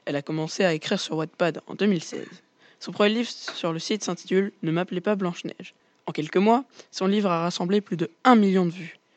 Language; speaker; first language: French; native; French